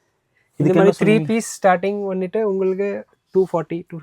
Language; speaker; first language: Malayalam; non-native, learner; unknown